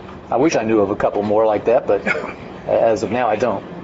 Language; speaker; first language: English; native; English